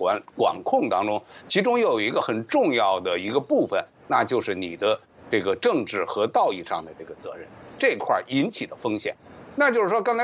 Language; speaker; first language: Chinese; native; Chinese